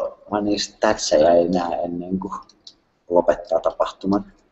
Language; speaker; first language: Finnish; native; Finnish